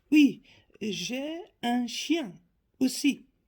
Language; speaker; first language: French; non-native, learner; Faroese